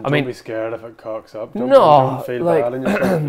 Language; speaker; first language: English; native; English